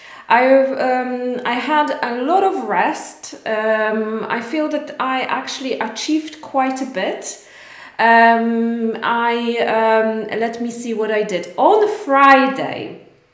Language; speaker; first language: English; non-native, fluent; Polish